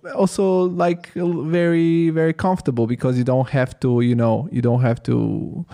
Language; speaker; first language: English; non-native, fluent; Italian